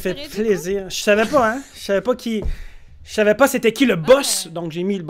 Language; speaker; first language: French; native; French